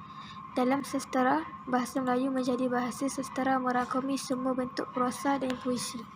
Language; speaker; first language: Malay; native; Malay